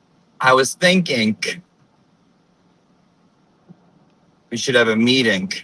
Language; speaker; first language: English; native; English